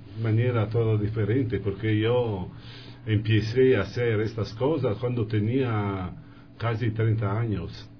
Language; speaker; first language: Spanish; non-native, fluent; Italian